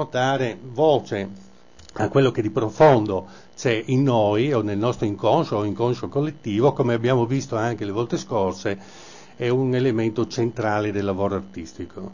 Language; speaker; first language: Italian; native; Italian